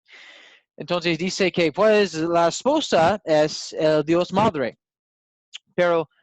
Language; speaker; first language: Spanish; non-native, learner; English